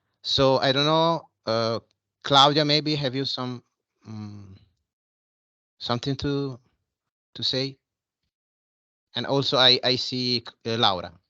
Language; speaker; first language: English; non-native, fluent; Italian